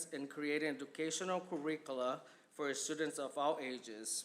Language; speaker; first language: English; non-native, fluent; Portuguese